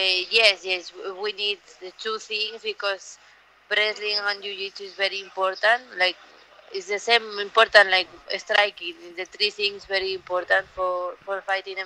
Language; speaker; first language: English; non-native, learner; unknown